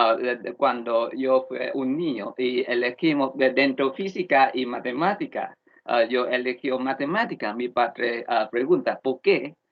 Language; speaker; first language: Spanish; non-native, learner; Vietnamese